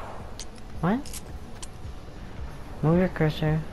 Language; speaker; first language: English; native; English